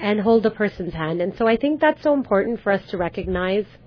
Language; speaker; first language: English; early bilingual, other home language; Punjabi